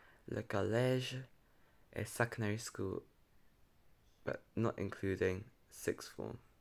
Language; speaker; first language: English; native; English